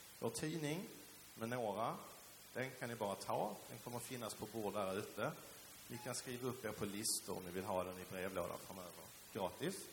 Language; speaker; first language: Swedish; early bilingual, other home language; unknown